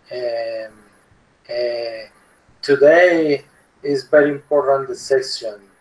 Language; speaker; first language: English; non-native, learner; Spanish